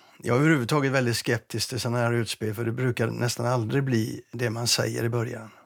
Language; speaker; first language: Swedish; native; Swedish